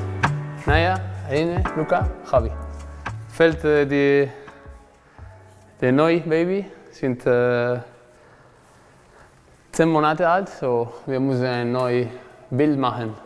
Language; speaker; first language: German; non-native, learner; Spanish